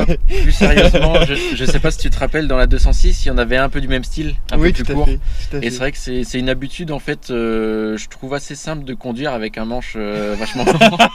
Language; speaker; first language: French; native; French